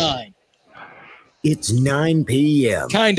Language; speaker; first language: English; native; English